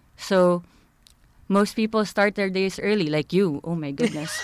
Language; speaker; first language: English; non-native, local second language; Filipino